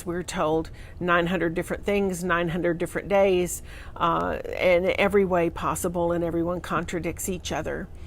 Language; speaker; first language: English; native; English